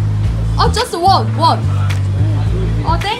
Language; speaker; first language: English; non-native, learner; Korean